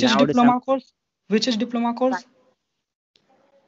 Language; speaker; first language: English; non-native, learner; Hindi